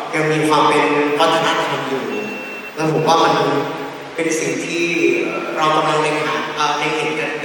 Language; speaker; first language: Thai; native; Thai